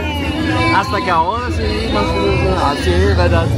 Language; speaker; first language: Spanish; non-native, fluent; Swedish